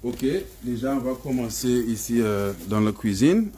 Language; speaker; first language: French; non-native, local second language; English